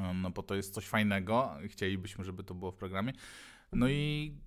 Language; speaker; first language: Polish; non-native, fluent; Mongolian